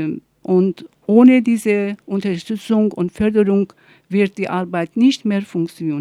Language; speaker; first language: German; non-native, fluent; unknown